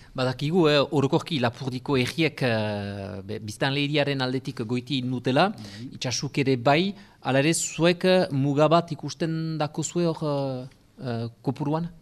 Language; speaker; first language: Basque; native; Basque